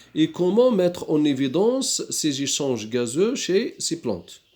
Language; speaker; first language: French; non-native, local second language; Arabic